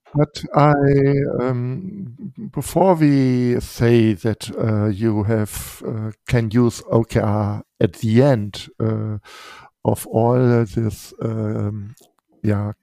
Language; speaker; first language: English; non-native, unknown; German